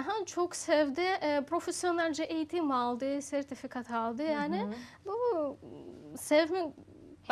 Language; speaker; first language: Turkish; non-native, learner; Russian